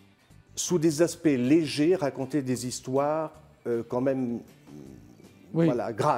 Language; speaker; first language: French; native; French